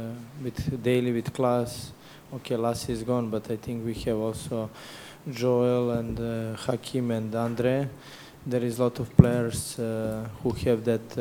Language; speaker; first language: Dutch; non-native, learner; Serbian